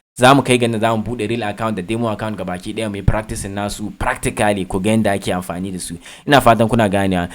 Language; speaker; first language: Hausa; native; Hausa